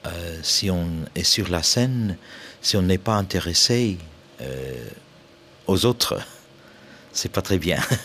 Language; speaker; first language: French; non-native, fluent; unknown